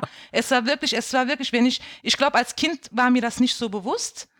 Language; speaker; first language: German; early bilingual, other home language; Kurdish